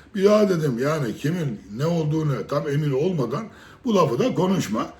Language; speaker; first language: Turkish; native; Turkish